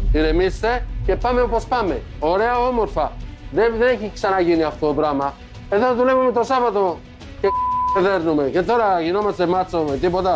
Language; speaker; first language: Greek; non-native, fluent; Italian